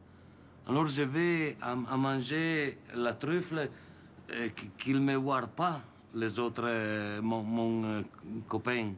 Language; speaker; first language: French; non-native, learner; Italian